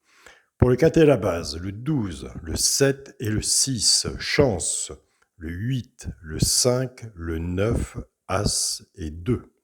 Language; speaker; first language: French; native; French